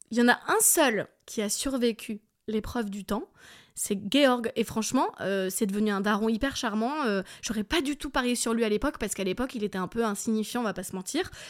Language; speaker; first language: French; early bilingual, other home language; English